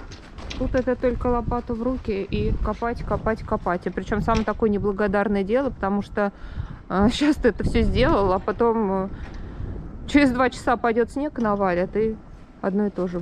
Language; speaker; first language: Russian; native; Russian